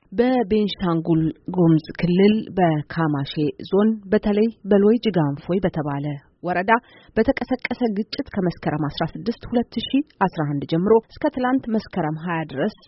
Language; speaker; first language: Amharic; native; Amharic